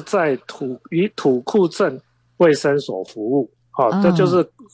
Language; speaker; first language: Chinese; native; Chinese